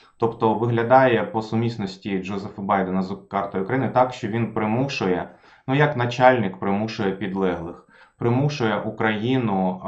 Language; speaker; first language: Ukrainian; non-native, local second language; Russian